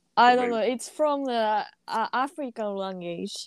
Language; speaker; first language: English; non-native, learner; Japanese